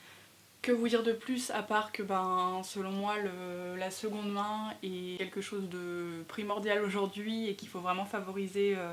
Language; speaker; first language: French; native; French